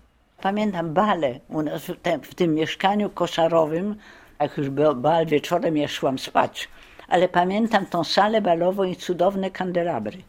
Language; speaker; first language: Polish; early bilingual, heritage; Polish